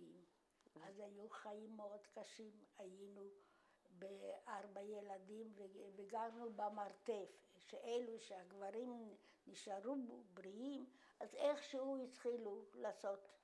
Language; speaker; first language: Hebrew; non-native, fluent; Polish